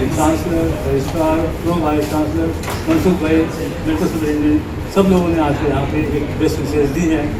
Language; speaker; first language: Hindi; non-native, local second language; Marathi